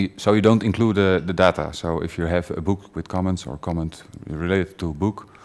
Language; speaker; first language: English; non-native, fluent; Dutch